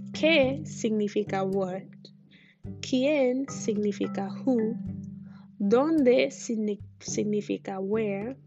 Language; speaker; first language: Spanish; non-native, fluent; English